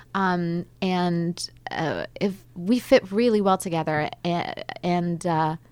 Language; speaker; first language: English; non-native, fluent; German